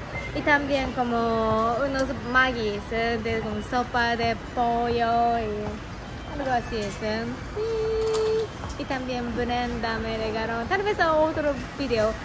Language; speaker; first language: Spanish; non-native, learner; Japanese